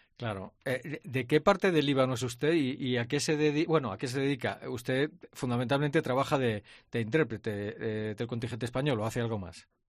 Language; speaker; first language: Spanish; native; Spanish